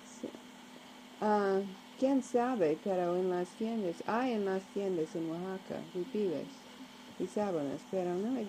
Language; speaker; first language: Spanish; non-native, learner; English